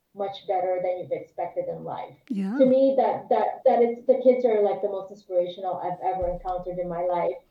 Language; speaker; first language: English; non-native, local second language; Filipino